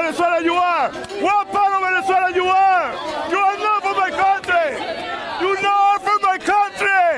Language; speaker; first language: English; non-native, fluent; Spanish